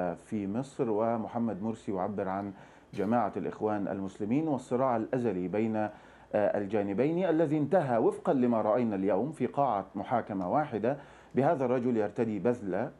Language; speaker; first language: Arabic; native; Arabic